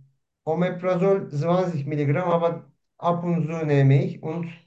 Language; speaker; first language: German; non-native, learner; Turkish